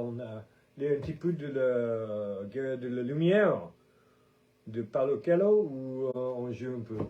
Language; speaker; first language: French; non-native, learner; English